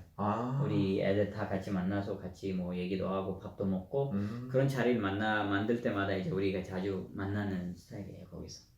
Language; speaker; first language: Korean; non-native, fluent; Urdu